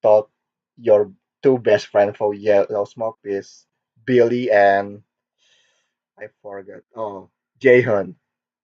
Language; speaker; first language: English; non-native, learner; Korean